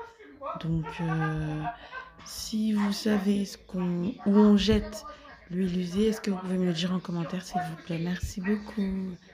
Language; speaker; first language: French; native; French